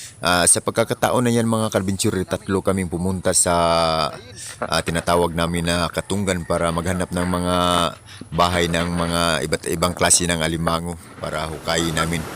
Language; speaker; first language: Filipino; non-native, local second language; Cebuano